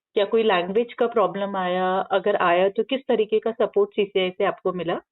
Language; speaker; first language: Hindi; native; Hindi